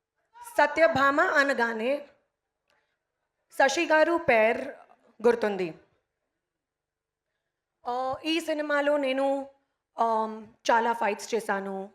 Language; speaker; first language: Telugu; non-native, learner; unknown